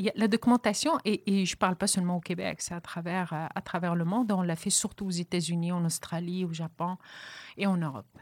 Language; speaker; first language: French; non-native, local second language; Arabic